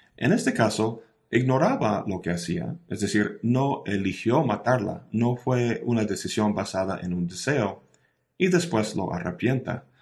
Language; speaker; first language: Spanish; non-native, fluent; English